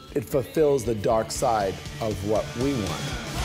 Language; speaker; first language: English; native; English